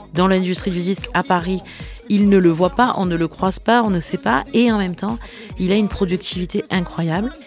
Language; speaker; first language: French; native; French